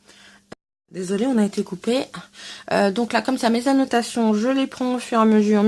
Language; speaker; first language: French; native; French